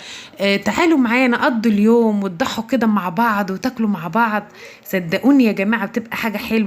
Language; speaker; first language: Arabic; native; Arabic